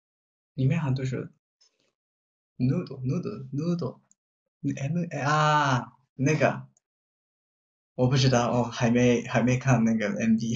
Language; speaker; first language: Chinese; non-native, learner; Japanese